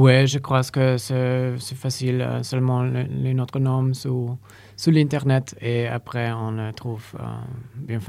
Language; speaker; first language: French; non-native, learner; Polish